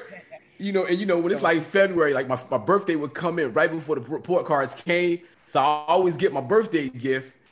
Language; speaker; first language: English; native; English